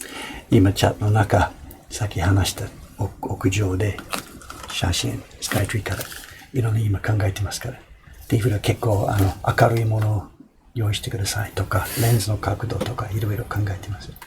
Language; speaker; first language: Japanese; non-native, fluent; English